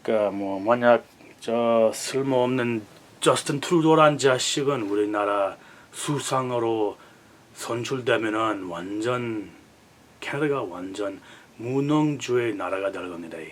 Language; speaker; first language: Korean; non-native, fluent; English